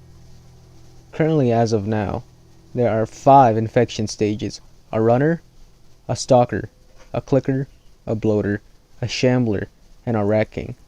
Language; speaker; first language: English; native; English